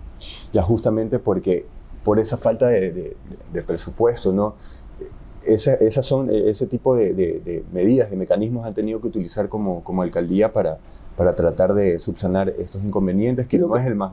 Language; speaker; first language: Spanish; native; Spanish